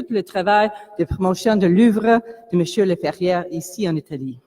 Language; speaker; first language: French; non-native, local second language; English